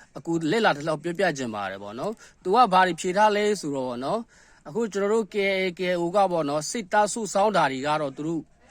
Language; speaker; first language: Burmese; non-native, local second language; Kachin